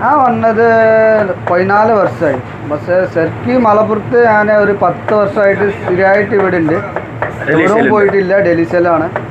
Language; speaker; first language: Malayalam; non-native, fluent; Nepali